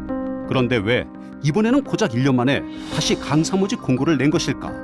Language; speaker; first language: Korean; native; Korean